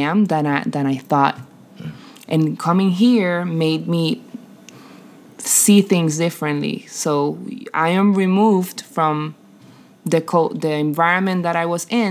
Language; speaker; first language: English; non-native, fluent; Spanish